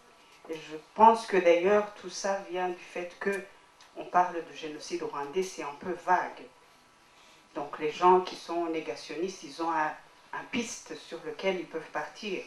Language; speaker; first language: French; non-native, local second language; Kinyarwanda